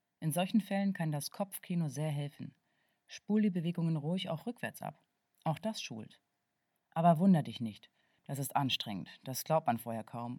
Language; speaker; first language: German; native; German